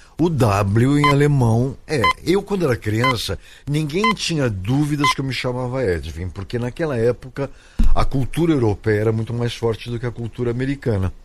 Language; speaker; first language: Portuguese; native; Portuguese